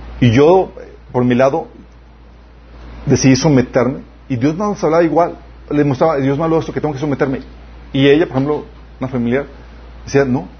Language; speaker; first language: Spanish; native; Spanish